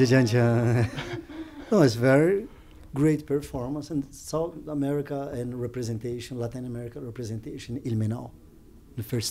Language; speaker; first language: English; non-native, learner; Portuguese